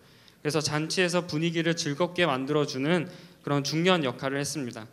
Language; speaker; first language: Korean; native; Korean